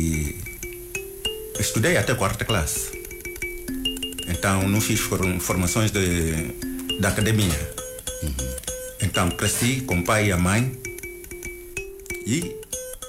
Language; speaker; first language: Portuguese; non-native, local second language; Kongo